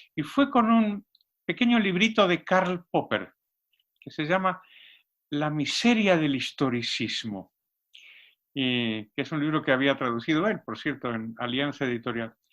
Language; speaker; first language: Spanish; native; Spanish